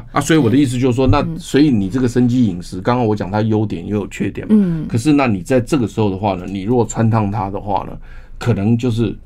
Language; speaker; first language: Chinese; native; Chinese